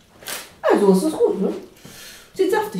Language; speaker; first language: German; non-native, fluent; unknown